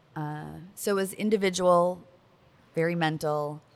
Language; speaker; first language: English; native; English